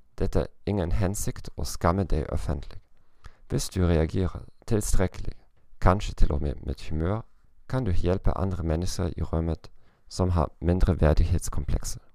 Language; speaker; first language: Norwegian; non-native, learner; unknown